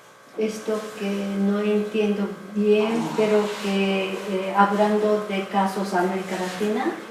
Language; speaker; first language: Spanish; non-native, fluent; Japanese